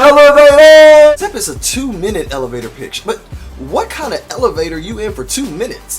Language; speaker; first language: English; native; English